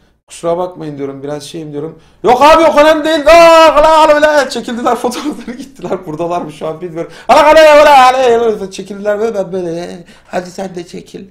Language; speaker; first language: Turkish; native; Turkish